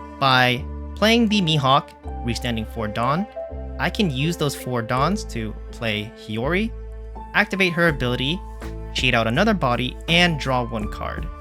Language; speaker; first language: English; native; English